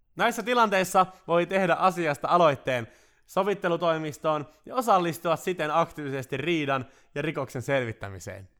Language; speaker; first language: Finnish; native; Finnish